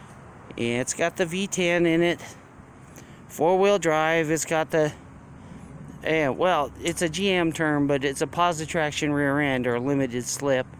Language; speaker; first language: English; native; English